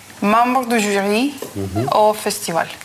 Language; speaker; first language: French; non-native, learner; Russian